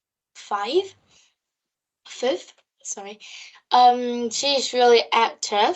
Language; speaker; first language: English; non-native, learner; Vietnamese